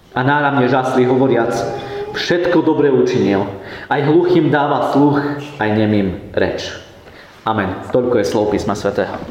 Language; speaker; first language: Slovak; native; Slovak